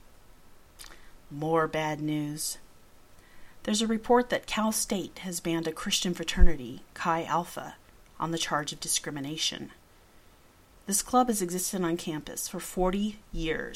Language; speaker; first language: English; early bilingual, other home language; Spanish